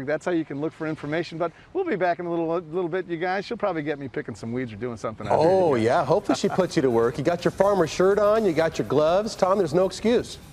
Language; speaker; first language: English; native; English